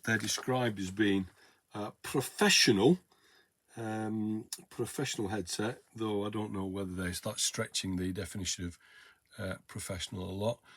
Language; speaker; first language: English; native; English